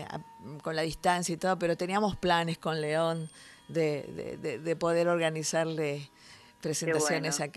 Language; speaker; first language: Spanish; native; Spanish